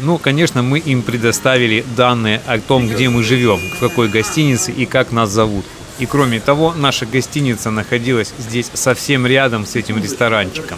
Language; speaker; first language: Russian; native; Russian